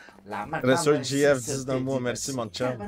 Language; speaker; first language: French; native; French